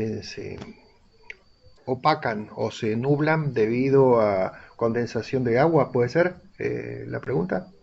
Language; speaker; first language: Spanish; native; Spanish